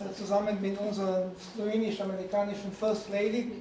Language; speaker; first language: German; non-native, fluent; Slovenian